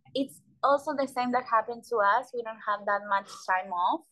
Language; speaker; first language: English; non-native, learner; Spanish